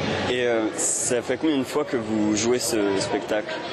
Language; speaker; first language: French; native; French